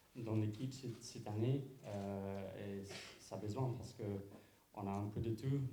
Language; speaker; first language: French; non-native, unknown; English